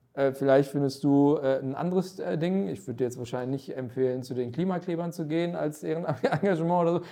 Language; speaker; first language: German; early bilingual, other home language; Turkish